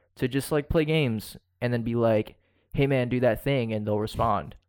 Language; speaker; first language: English; early bilingual, other home language; Filipino